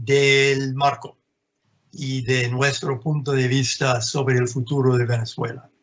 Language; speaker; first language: Spanish; non-native, fluent; English